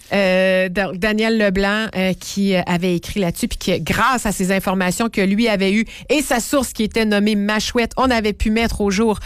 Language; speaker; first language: French; native; French